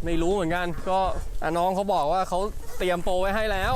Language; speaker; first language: Thai; native; Thai